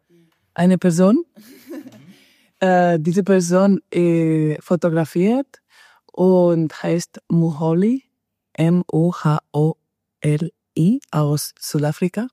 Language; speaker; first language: German; non-native, fluent; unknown